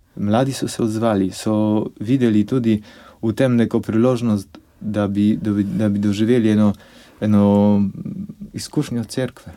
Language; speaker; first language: Slovenian; non-native, fluent; Polish